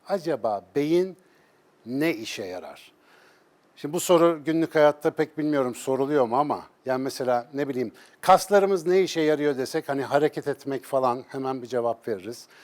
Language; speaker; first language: Turkish; native; Turkish